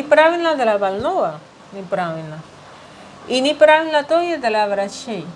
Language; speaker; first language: Russian; non-native, learner; Spanish